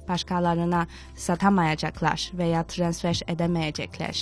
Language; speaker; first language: Turkish; non-native, fluent; Chinese